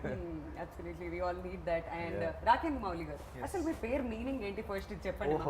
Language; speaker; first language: Telugu; native; Telugu